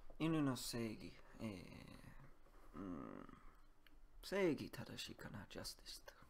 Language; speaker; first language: Japanese; non-native, learner; English